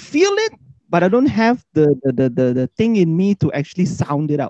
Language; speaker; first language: English; native; English